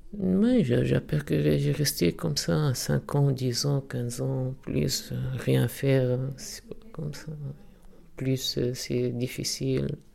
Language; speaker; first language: French; non-native, local second language; Arabic